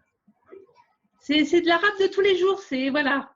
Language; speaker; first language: French; native; French